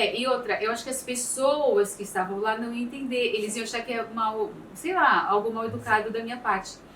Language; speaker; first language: Portuguese; early bilingual, other home language; Arabic